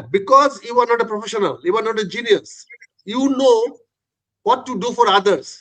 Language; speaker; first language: English; non-native, local second language; Bangla